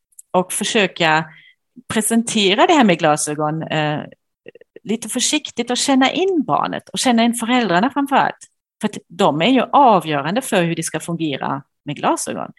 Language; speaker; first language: Swedish; non-native, fluent; German